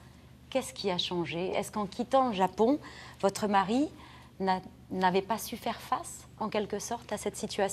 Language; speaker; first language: French; native; French